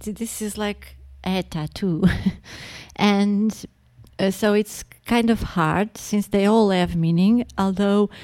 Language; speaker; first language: English; non-native, fluent; Portuguese